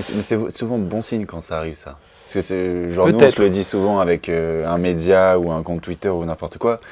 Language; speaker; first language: French; native; French